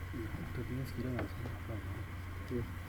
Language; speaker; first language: Spanish; native; Spanish